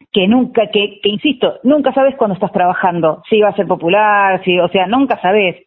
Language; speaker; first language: Spanish; native; Spanish